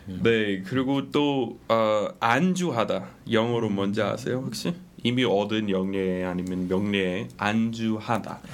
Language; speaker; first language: Korean; non-native, fluent; English